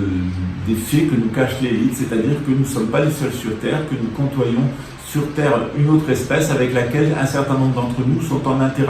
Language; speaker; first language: French; native; French